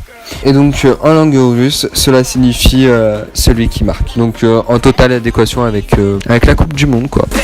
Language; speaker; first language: French; native; French